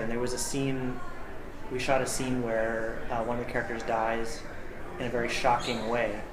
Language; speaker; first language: English; native; English